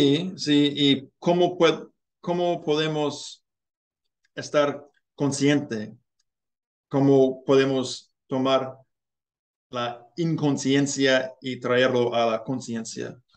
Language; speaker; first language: Spanish; non-native, learner; English